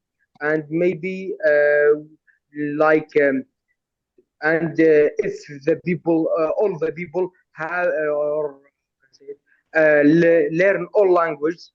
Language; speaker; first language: English; non-native, learner; Arabic